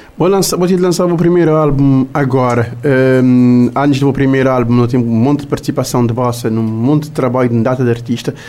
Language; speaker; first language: Portuguese; non-native, local second language; Kabuverdianu